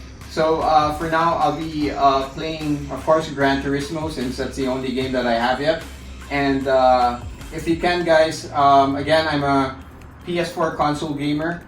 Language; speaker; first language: English; non-native, local second language; Filipino